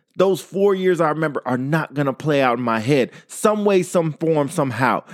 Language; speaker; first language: English; native; English